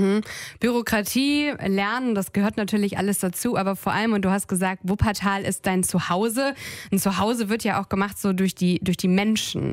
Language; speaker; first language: German; native; German